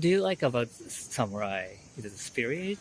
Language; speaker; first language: English; non-native, fluent; Japanese